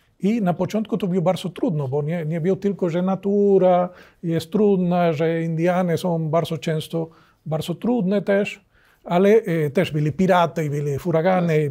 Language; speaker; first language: Polish; non-native, learner; Spanish